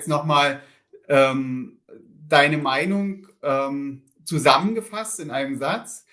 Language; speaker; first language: German; native; German